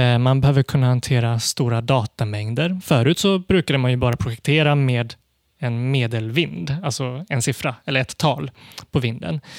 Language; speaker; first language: Swedish; early bilingual, other home language; Cantonese